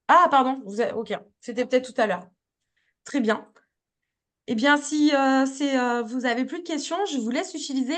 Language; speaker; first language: French; native; French